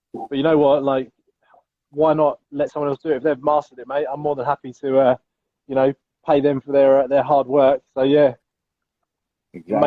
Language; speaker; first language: English; native; English